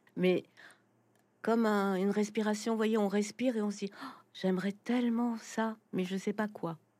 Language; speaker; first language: French; native; French